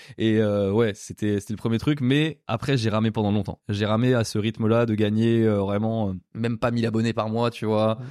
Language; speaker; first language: French; native; French